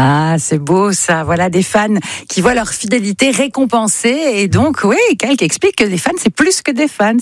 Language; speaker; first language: French; native; French